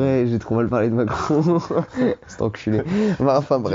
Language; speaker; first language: French; native; French